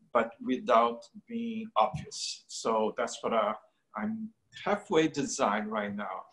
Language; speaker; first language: English; non-native, fluent; Portuguese